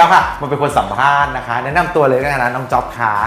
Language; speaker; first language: Thai; native; Thai